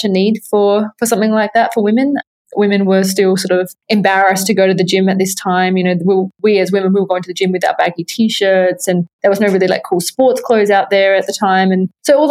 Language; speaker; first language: English; native; English